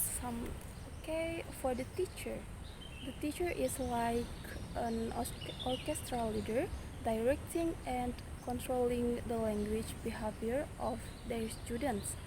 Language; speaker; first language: English; non-native, learner; Indonesian